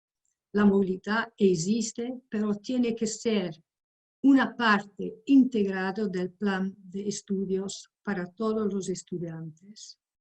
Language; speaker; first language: Spanish; non-native, fluent; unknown